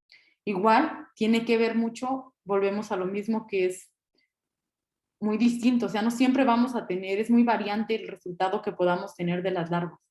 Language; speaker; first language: Spanish; native; Spanish